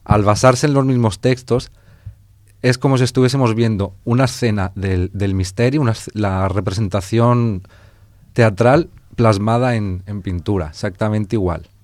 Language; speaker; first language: Spanish; native; Spanish